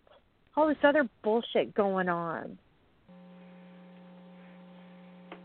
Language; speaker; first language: English; native; English